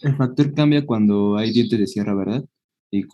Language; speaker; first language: Spanish; native; Spanish